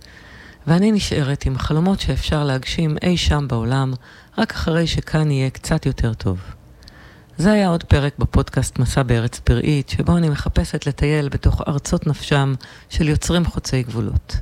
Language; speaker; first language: Hebrew; native; Hebrew